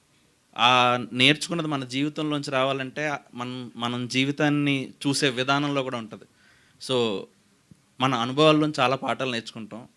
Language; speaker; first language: Telugu; native; Telugu